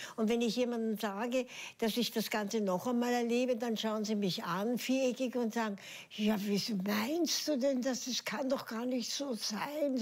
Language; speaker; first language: German; native; German